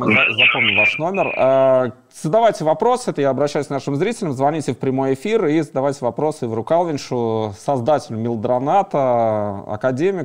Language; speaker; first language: Russian; native; Russian